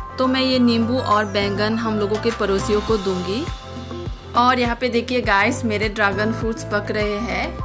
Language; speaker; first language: Hindi; non-native, local second language; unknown